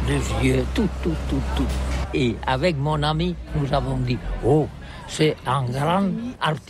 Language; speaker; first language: French; non-native, learner; Catalan